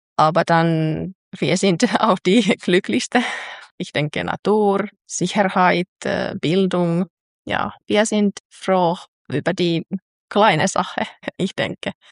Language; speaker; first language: German; non-native, learner; Finnish